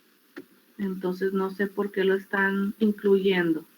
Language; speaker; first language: Spanish; native; Spanish